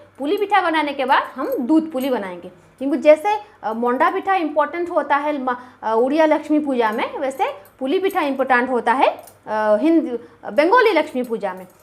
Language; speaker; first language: Hindi; non-native, local second language; Bangla